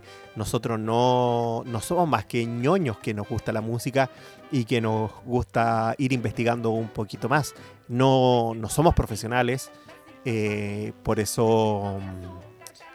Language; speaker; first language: Spanish; native; Spanish